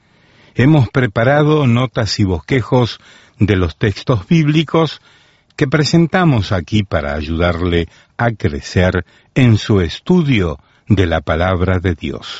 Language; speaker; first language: Spanish; native; Spanish